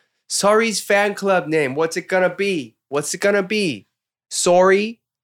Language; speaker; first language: English; early bilingual, other home language; Korean